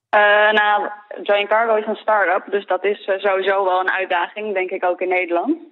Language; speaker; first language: Dutch; early bilingual, other home language; Greek